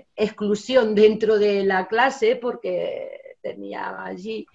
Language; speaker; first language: Spanish; native; Spanish